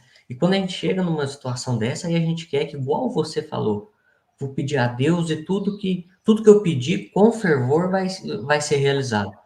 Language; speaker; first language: Portuguese; native; Portuguese